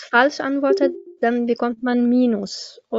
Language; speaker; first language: German; non-native, learner; Arabic